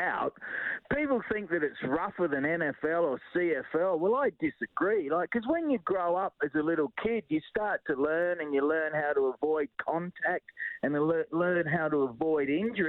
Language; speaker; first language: English; native; English